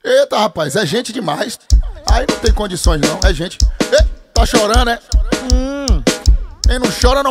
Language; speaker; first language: Portuguese; native; Portuguese